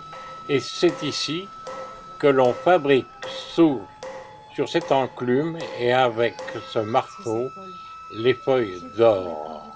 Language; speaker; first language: French; native; French